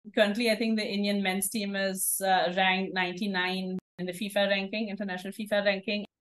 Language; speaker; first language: English; non-native, fluent; German